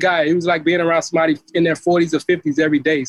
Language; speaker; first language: English; native; English